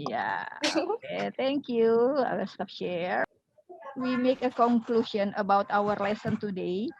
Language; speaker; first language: English; non-native, fluent; Indonesian